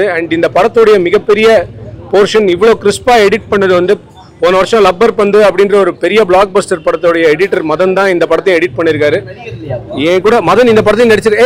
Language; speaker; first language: Tamil; native; Tamil